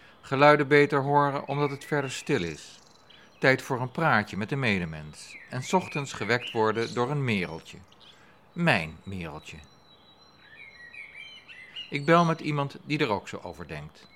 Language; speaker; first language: Dutch; native; Dutch